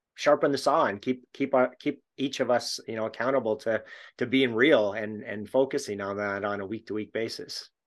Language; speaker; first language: English; native; English